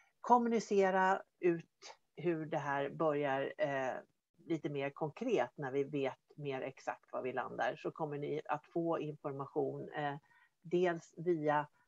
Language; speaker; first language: Swedish; native; Swedish